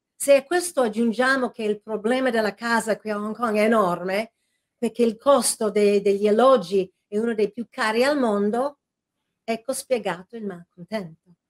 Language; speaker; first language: Italian; non-native, fluent; English